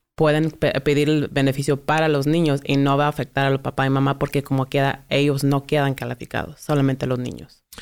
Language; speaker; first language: Spanish; early bilingual, heritage; Spanish